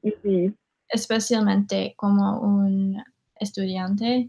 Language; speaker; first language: Spanish; non-native, learner; English